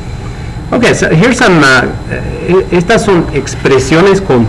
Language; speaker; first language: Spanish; non-native, fluent; English